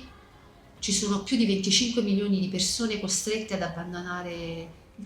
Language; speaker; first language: Italian; native; Italian